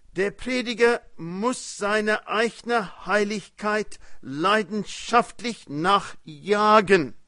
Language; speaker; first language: German; early bilingual, heritage; German